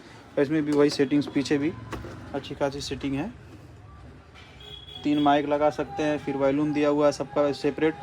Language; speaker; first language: Hindi; native; Hindi